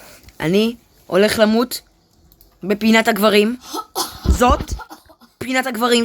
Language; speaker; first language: Hebrew; native; Hebrew